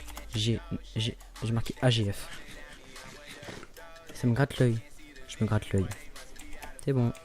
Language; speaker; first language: French; native; French